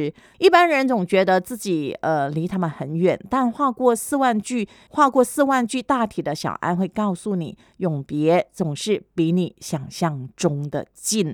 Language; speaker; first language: Chinese; native; Chinese